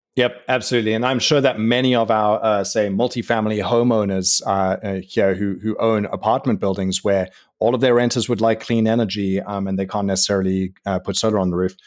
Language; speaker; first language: English; native; English